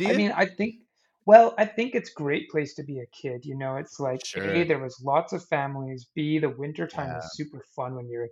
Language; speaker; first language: English; native; English